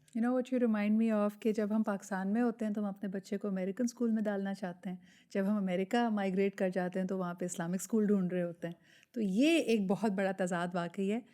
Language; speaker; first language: Urdu; native; Urdu